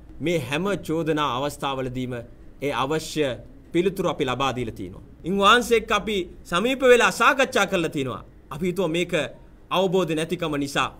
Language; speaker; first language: Sinhala; non-native, local second language; Tamil